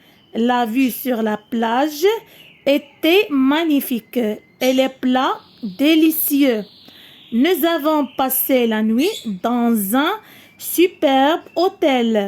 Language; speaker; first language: French; non-native, local second language; Arabic